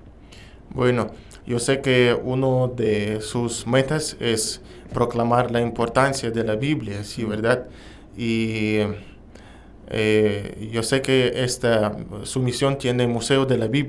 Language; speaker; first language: Spanish; non-native, learner; Russian